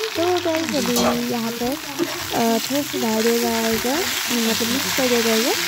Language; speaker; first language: Hindi; non-native, local second language; Bangla